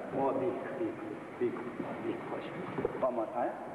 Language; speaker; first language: English; non-native, learner; Japanese